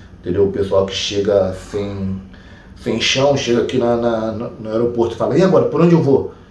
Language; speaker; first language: Portuguese; native; Portuguese